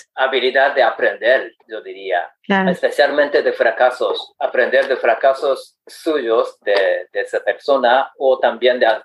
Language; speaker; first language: Spanish; non-native, fluent; Japanese